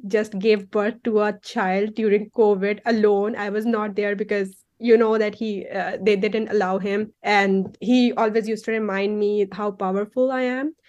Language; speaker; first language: English; non-native, local second language; Punjabi